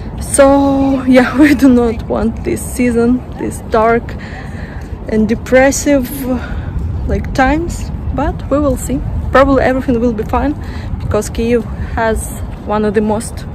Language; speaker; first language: English; non-native, fluent; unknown